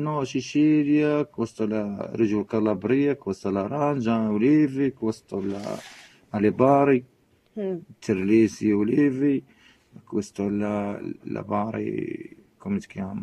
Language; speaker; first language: Italian; non-native, learner; Arabic